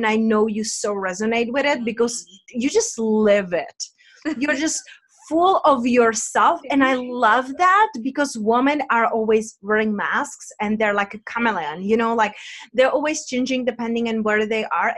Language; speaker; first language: English; non-native, fluent; Czech